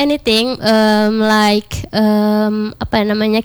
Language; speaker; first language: English; non-native, learner; Indonesian